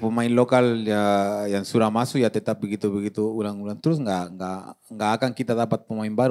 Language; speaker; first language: Indonesian; non-native, fluent; Spanish